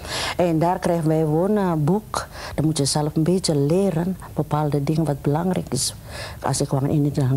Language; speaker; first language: Dutch; non-native, learner; Indonesian